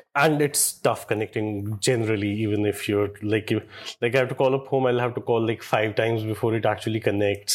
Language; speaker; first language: English; non-native, local second language; Kashmiri